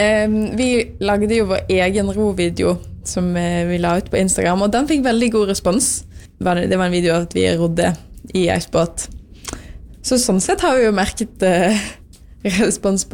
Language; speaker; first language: Norwegian; native; Norwegian